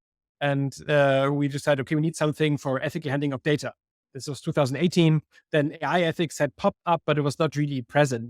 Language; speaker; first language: English; non-native, fluent; German